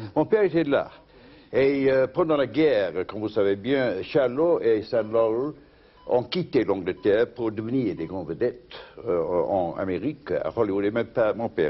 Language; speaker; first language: French; non-native, fluent; English